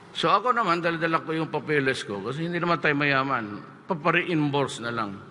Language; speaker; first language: Filipino; non-native, local second language; Cebuano